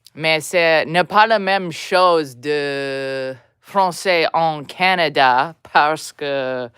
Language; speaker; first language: French; non-native, learner; English